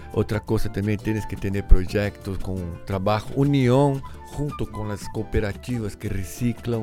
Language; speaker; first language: Spanish; non-native, fluent; Portuguese